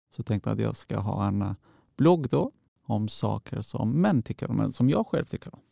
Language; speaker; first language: Swedish; non-native, fluent; Persian